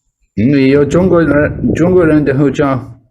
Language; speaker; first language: Chinese; non-native, fluent; English